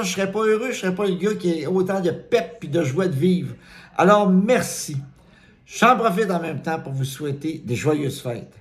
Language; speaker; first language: French; native; French